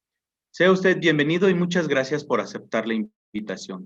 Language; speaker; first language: Spanish; native; Spanish